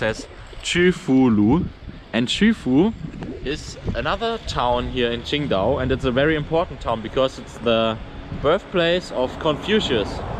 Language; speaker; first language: English; non-native, fluent; German